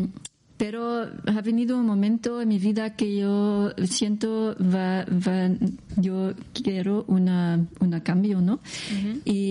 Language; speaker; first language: Spanish; non-native, learner; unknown